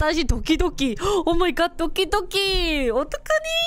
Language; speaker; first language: Japanese; non-native, learner; Korean